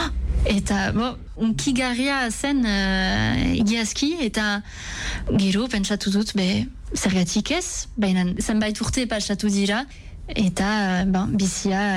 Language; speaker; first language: Basque; non-native, local second language; French